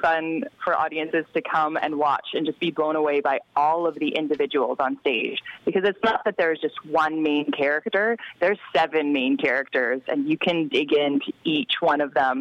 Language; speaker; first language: English; native; English